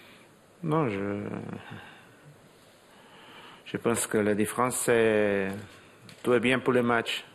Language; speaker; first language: French; non-native, learner; Portuguese